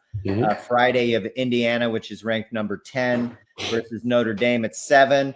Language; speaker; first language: English; native; English